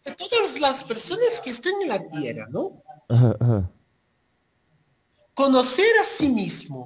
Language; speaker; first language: Portuguese; non-native, fluent; Spanish